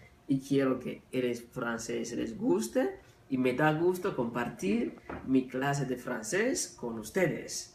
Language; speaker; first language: Spanish; non-native, fluent; French